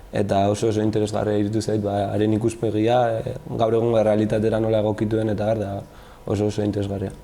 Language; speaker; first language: Basque; native; Basque